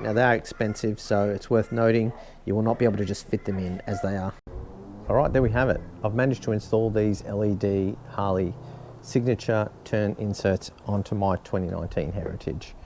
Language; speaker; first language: English; native; English